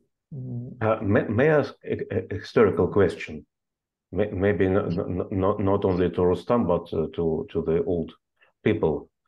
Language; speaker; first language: English; non-native, fluent; Russian